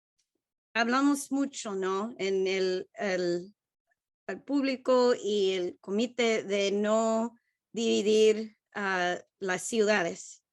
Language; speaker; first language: Spanish; non-native, learner; English